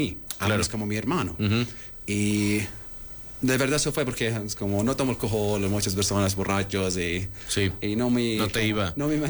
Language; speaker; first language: Spanish; non-native, learner; Arabic